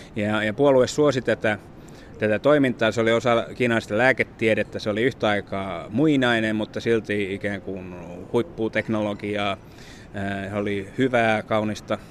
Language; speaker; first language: Finnish; native; Finnish